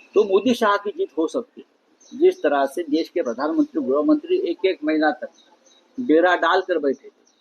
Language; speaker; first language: Hindi; non-native, local second language; Marathi